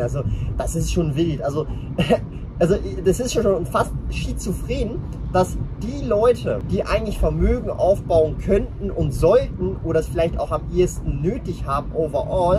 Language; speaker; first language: German; native; German